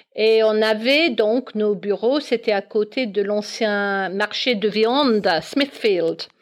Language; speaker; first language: French; non-native, fluent; English